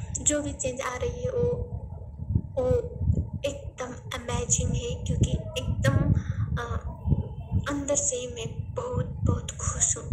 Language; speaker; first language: Hindi; non-native, learner; Nepali